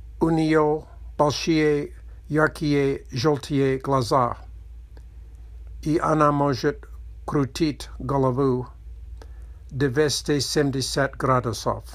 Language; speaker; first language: Russian; non-native, learner; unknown